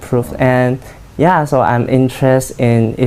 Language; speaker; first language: English; non-native, learner; Chinese